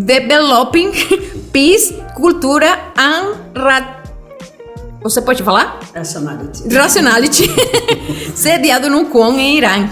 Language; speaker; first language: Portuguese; non-native, fluent; Spanish